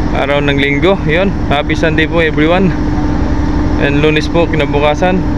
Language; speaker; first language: Filipino; non-native, local second language; Cebuano